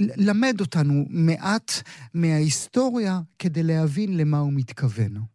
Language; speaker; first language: Hebrew; native; Hebrew